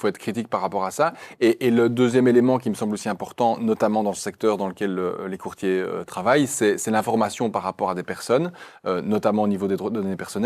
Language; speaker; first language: French; native; French